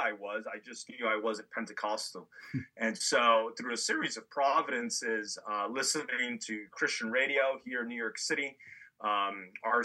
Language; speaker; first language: English; native; English